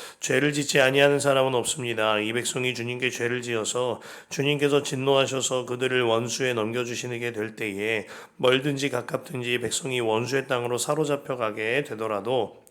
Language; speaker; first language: Korean; native; Korean